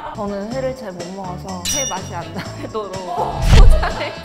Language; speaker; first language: Korean; non-native, fluent; Mongolian